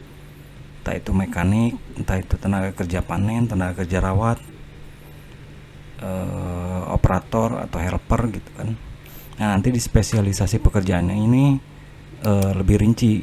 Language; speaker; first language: Indonesian; native; Indonesian